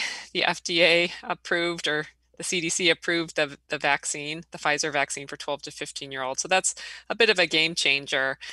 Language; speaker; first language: English; native; English